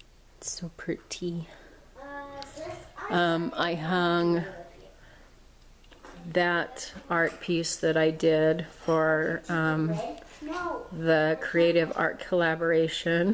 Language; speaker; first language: English; native; English